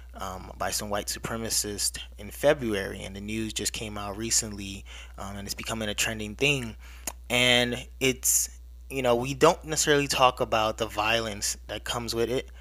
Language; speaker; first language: English; early bilingual, other home language; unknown